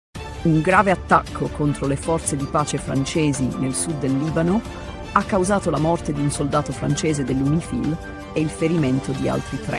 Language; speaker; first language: Italian; native; Italian